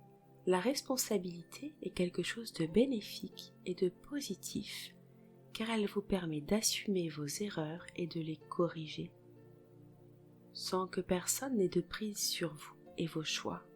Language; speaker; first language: French; native; French